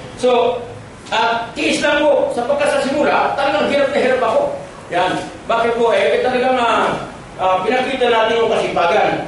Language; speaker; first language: Filipino; non-native, local second language; Cebuano